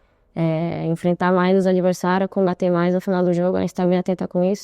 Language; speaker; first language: Portuguese; native; Portuguese